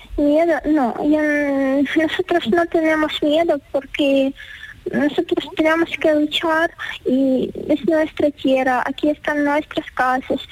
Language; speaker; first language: Spanish; non-native, fluent; Ukrainian